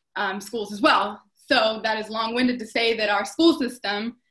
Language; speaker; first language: English; native; English